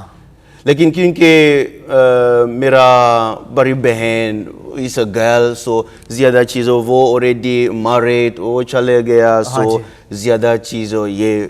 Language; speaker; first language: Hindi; non-native, learner; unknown